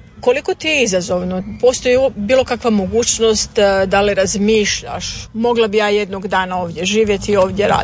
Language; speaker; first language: Serbian; native; Serbian